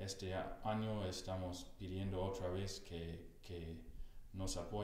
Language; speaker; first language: Spanish; non-native, fluent; English